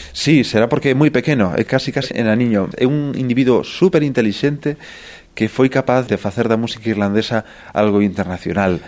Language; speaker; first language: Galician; native; Galician